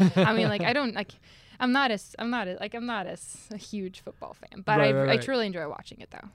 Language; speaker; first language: English; non-native, fluent; Swedish